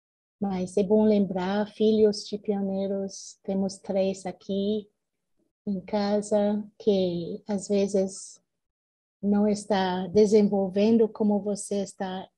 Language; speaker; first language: Portuguese; non-native, fluent; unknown